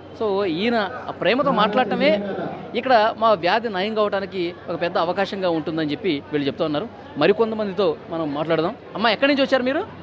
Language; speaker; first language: Telugu; native; Telugu